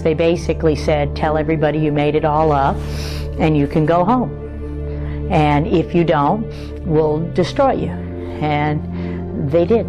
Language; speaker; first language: English; native; English